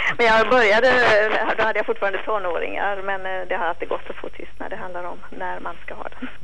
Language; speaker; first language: Swedish; native; Swedish